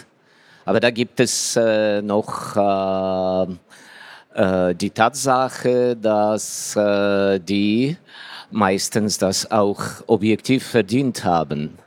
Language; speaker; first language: German; non-native, fluent; Ukrainian